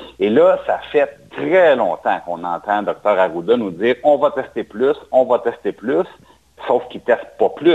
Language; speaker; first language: French; native; French